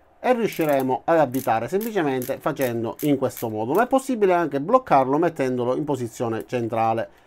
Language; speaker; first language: Italian; native; Italian